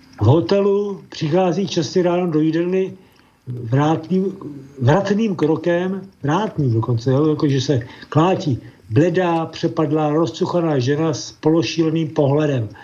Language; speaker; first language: Czech; early bilingual, other home language; Slovak